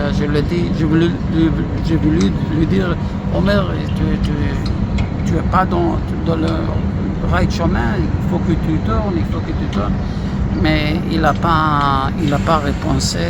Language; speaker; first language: French; non-native, learner; Hebrew